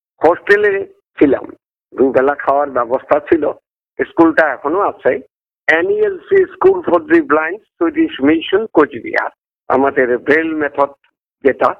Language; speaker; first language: Bangla; non-native, local second language; Assamese